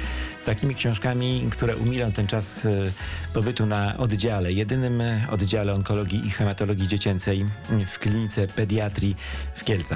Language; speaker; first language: Polish; native; Polish